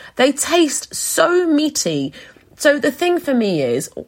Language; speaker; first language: English; native; English